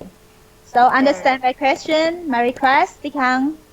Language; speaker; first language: English; non-native, fluent; Vietnamese